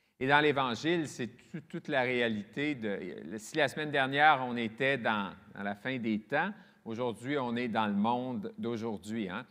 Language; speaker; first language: French; native; French